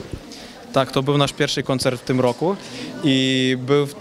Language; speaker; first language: Polish; non-native, learner; Ukrainian